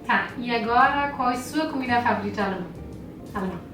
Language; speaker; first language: Portuguese; non-native, fluent; German